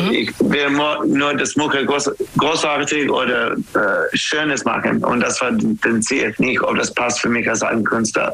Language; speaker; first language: German; non-native, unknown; English